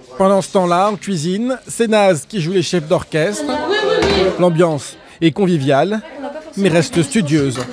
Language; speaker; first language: French; native; French